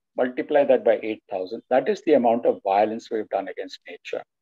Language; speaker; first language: English; non-native, local second language; Telugu